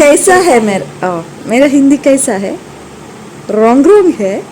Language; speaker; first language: Hindi; non-native, local second language; Tulu